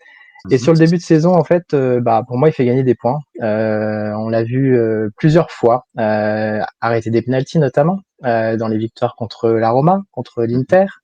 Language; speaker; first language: French; native; French